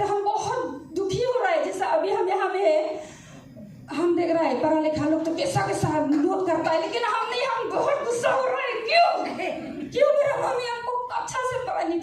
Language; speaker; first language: Hindi; non-native, local second language; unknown